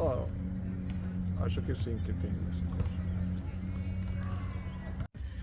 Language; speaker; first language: Portuguese; non-native, fluent; Italian